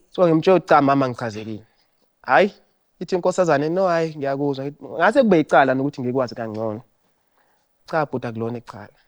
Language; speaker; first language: Zulu; native; Zulu